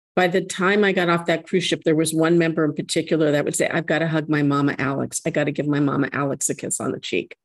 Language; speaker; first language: English; native; English